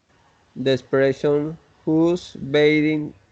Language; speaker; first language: English; non-native, learner; Spanish